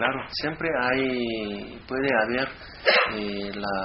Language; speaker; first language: Spanish; non-native, fluent; Korean